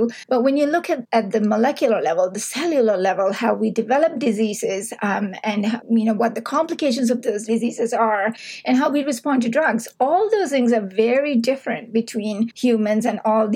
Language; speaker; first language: English; non-native, local second language; Sinhala